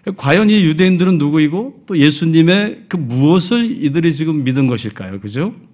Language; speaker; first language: Korean; early bilingual, heritage; Korean